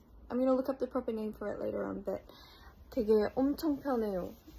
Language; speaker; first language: English; early bilingual, other home language; Korean